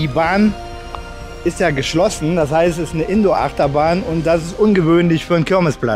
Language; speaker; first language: German; native; German